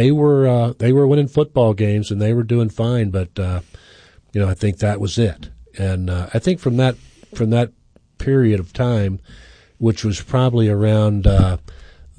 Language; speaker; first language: English; native; English